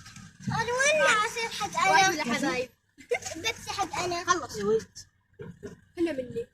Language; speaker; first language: Arabic; native; Arabic